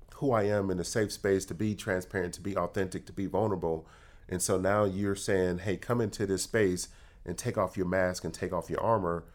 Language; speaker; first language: English; native; English